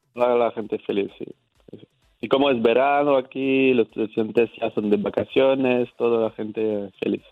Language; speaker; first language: Spanish; non-native, fluent; French